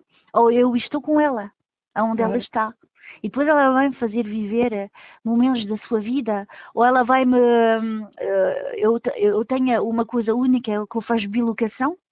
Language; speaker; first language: Portuguese; early bilingual, heritage; Portuguese